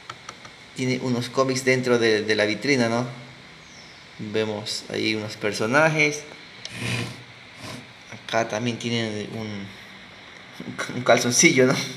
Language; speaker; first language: Spanish; native; Spanish